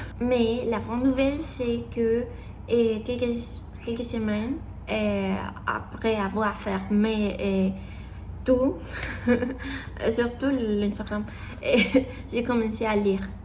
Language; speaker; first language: French; non-native, learner; Spanish